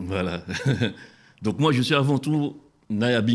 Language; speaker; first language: French; native; French